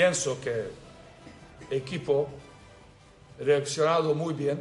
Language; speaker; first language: Spanish; non-native, learner; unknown